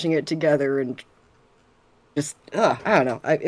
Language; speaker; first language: English; native; English